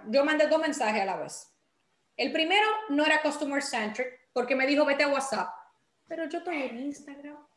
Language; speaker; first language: Spanish; native; Spanish